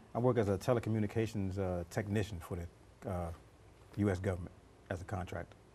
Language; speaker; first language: English; native; English